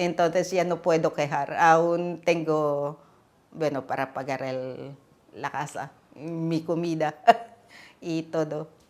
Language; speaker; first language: Spanish; non-native, learner; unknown